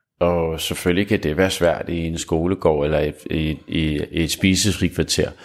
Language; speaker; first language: Danish; early bilingual, other home language; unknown